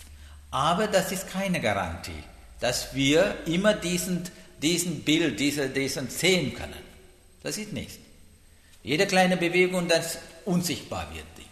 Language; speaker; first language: German; non-native, learner; Sinhala